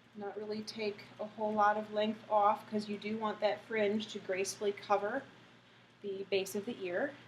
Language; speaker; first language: English; native; English